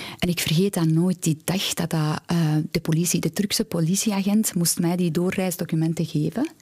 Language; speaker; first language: Dutch; non-native, fluent; Persian